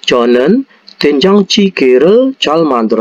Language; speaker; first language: Korean; non-native, fluent; Indonesian